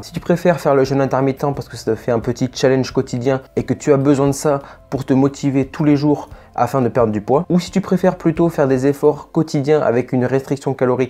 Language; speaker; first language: French; native; French